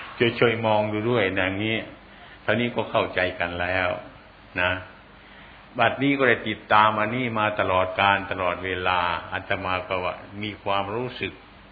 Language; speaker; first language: Thai; non-native, local second language; Northeastern Thai